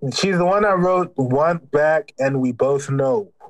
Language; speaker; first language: English; native; English